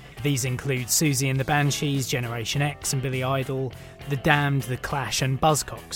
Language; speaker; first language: English; native; English